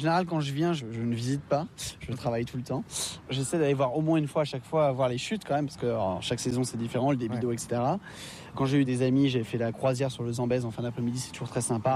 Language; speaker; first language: French; native; French